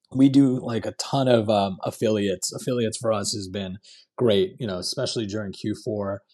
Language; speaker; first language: English; non-native, local second language; Cantonese